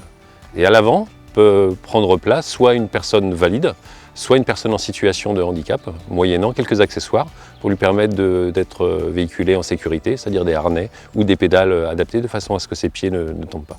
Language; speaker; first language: French; native; French